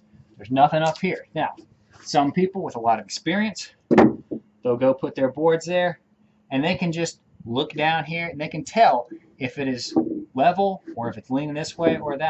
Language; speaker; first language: English; native; English